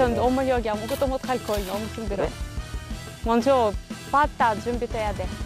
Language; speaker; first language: Korean; non-native, learner; Russian